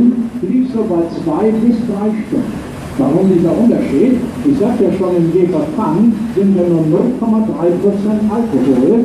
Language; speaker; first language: German; native; German